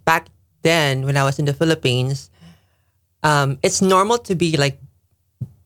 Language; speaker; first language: English; non-native, local second language; Filipino